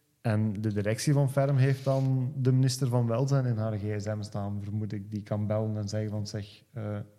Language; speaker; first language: Dutch; native; Dutch